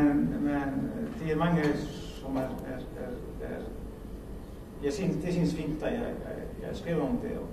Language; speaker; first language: Swedish; non-native, learner; Icelandic